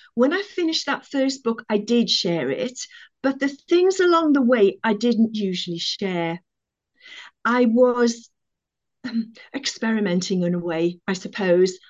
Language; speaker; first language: English; native; English